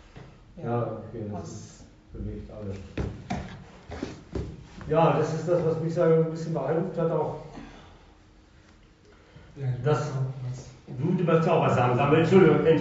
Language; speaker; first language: German; native; German